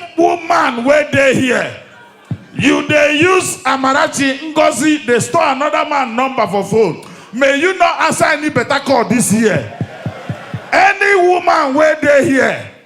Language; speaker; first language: Nigerian Pidgin; native; Nigerian Pidgin